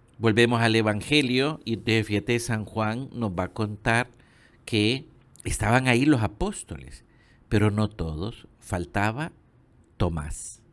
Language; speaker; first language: Spanish; native; Spanish